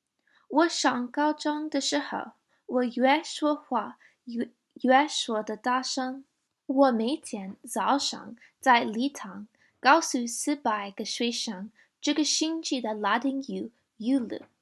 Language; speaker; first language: Chinese; non-native, learner; English